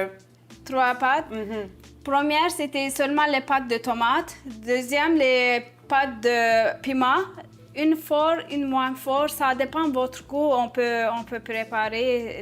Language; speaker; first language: French; non-native, learner; Turkish